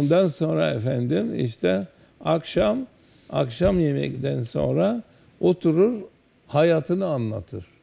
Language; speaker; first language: Turkish; early bilingual, heritage; Turkish